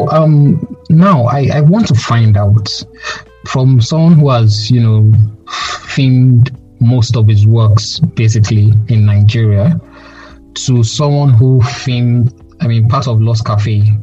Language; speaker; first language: English; non-native, local second language; Yoruba